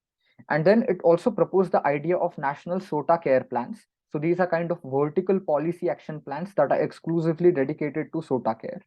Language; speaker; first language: English; non-native, local second language; Marathi